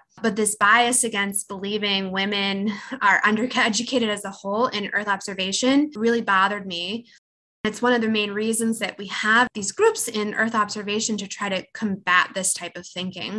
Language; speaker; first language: English; native; English